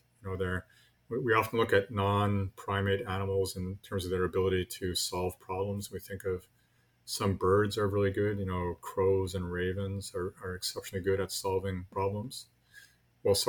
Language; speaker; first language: English; native; English